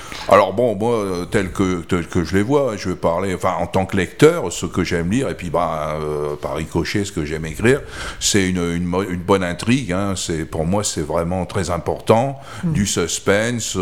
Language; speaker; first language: French; native; French